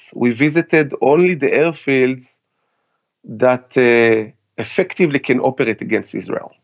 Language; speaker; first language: English; non-native, fluent; Hebrew